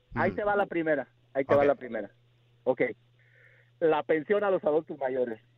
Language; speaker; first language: Spanish; native; Spanish